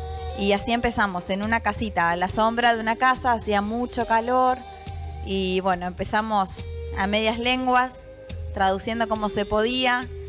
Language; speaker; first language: Spanish; native; Spanish